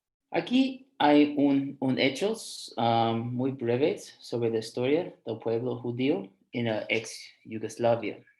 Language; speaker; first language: Spanish; non-native, fluent; English